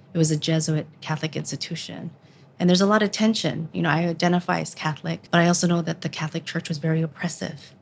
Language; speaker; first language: English; early bilingual, other home language; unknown